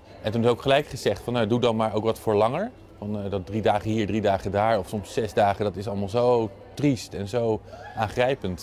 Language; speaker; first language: Dutch; native; Dutch